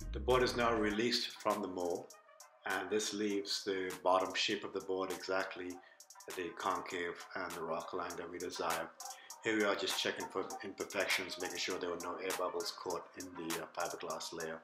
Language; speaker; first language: English; native; English